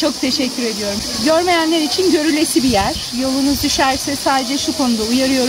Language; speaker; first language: Turkish; native; Turkish